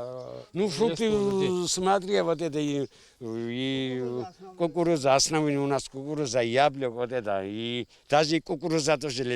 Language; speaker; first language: Russian; non-native, local second language; Mingrelian